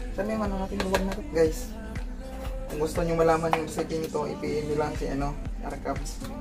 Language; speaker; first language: Filipino; non-native, local second language; Hiligaynon